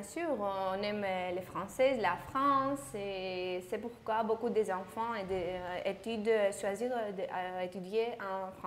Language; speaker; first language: French; non-native, fluent; Greek